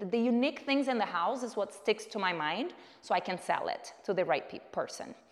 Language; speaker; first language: English; non-native, fluent; Portuguese